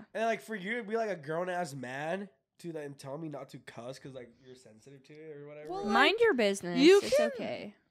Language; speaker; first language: English; native; English